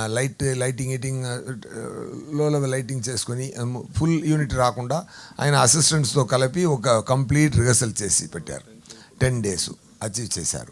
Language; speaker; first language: Telugu; non-native, fluent; Tamil